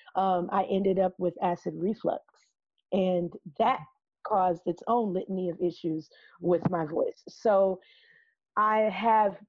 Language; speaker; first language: English; native; English